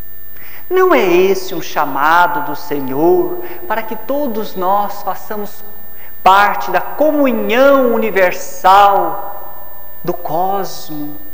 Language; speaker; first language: Portuguese; native; Portuguese